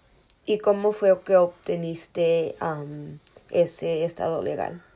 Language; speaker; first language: Spanish; early bilingual, heritage; Spanish